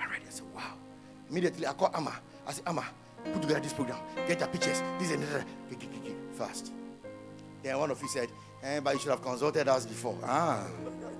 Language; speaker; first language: English; non-native, local second language; Ewe